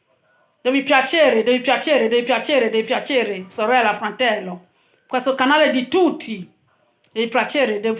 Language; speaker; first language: Italian; non-native, learner; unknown